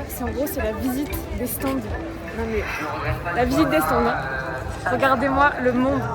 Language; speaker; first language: French; native; French